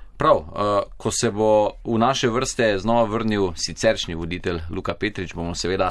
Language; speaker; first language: Slovenian; native; Slovenian